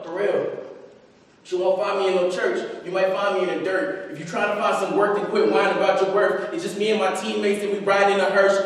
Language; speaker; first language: English; native; English